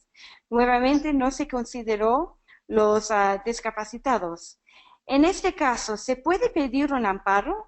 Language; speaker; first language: Spanish; non-native, fluent; English